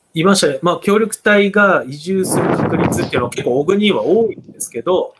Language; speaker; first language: Japanese; native; Japanese